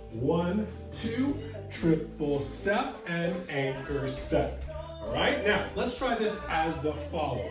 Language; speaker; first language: English; native; English